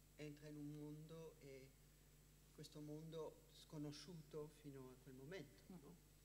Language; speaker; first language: Italian; non-native, fluent; French